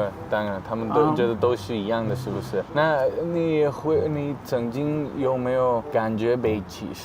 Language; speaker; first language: Chinese; non-native, fluent; Spanish